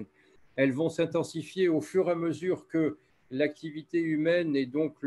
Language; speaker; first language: French; native; French